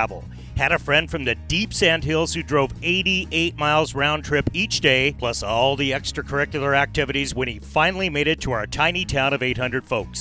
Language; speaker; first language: English; native; English